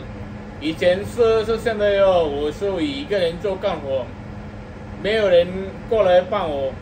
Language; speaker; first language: Chinese; non-native, learner; Telugu